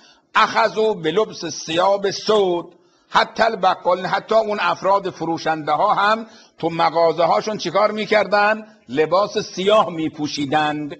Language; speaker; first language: Persian; native; Persian